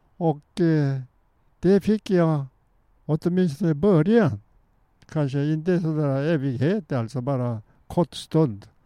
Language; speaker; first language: Swedish; non-native, fluent; Korean